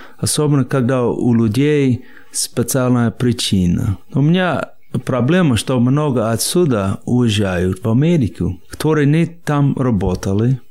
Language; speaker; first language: Russian; non-native, fluent; English